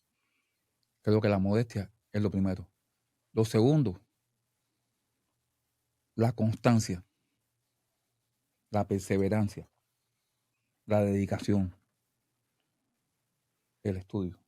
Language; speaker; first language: Spanish; native; Spanish